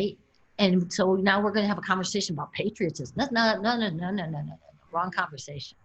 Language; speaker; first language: English; native; English